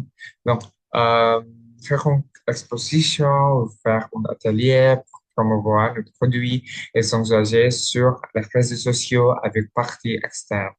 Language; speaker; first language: French; non-native, learner; Indonesian